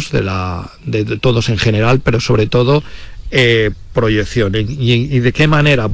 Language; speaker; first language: Spanish; native; Spanish